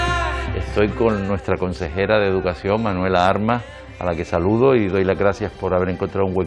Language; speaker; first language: Spanish; native; Spanish